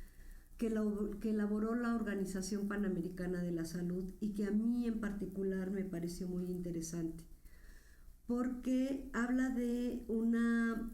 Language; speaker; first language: Spanish; native; Spanish